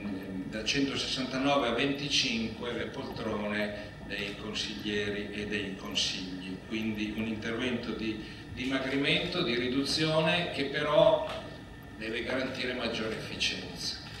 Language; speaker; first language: Italian; native; Italian